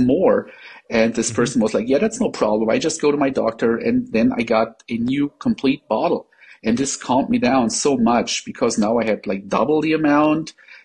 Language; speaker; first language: English; non-native, fluent; German